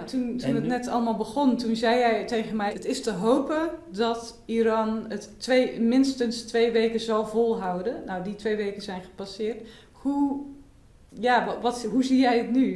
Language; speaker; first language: Dutch; native; Dutch